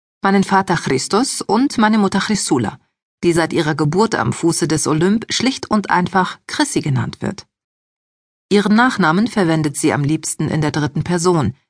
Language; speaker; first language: German; early bilingual, other home language; Greek